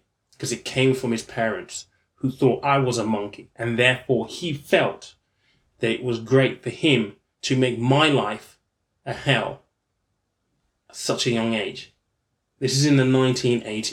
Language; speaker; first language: English; native; English